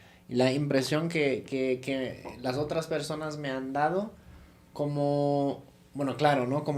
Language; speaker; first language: Spanish; non-native, fluent; German